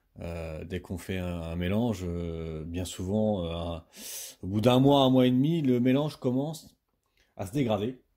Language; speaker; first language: French; native; French